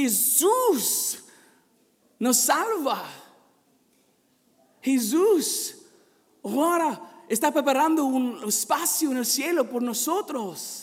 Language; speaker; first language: Spanish; non-native, fluent; English